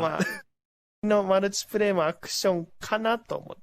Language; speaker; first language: Japanese; native; Japanese